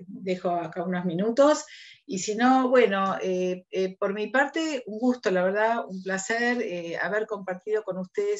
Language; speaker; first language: Spanish; native; Spanish